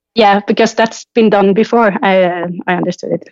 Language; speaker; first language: English; non-native, fluent; Norwegian